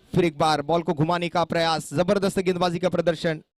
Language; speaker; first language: Hindi; non-native, local second language; Marathi